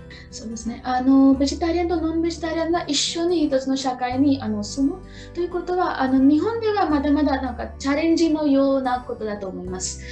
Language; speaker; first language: Japanese; non-native, fluent; Marathi